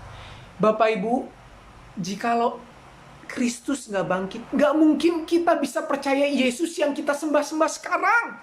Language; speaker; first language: Indonesian; native; Indonesian